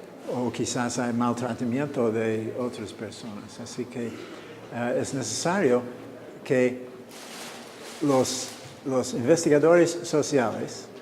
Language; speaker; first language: Spanish; non-native, fluent; English